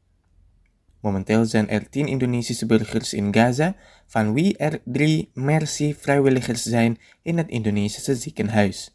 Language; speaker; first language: Dutch; non-native, fluent; Indonesian